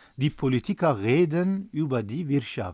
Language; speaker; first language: German; non-native, fluent; Turkish